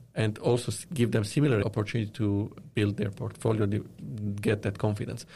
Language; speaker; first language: English; non-native, fluent; Arabic